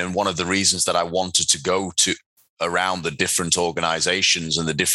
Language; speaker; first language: English; native; English